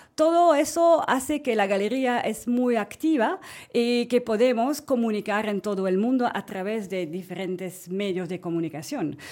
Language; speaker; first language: Spanish; non-native, fluent; French